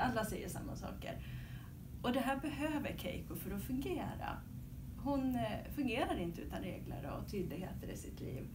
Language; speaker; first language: Swedish; native; Swedish